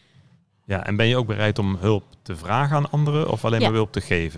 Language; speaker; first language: Dutch; native; Dutch